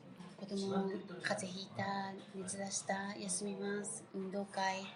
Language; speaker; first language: Japanese; non-native, fluent; Portuguese